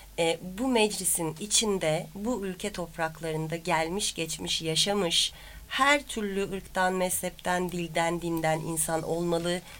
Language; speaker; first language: Turkish; native; Turkish